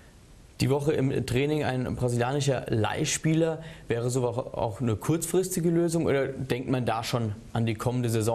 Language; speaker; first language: German; native; German